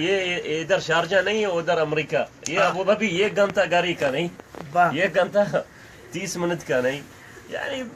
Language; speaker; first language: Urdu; non-native, learner; Arabic